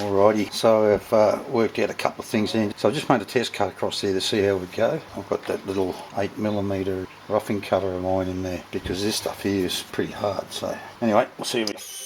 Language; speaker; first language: English; native; English